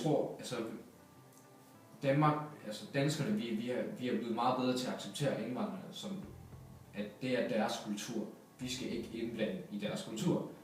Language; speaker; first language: Danish; early bilingual, other home language; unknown